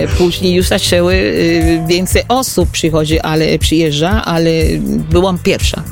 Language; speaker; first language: Polish; non-native, fluent; Spanish